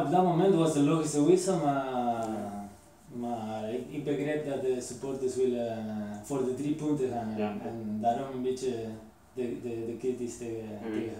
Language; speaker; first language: Dutch; non-native, fluent; Spanish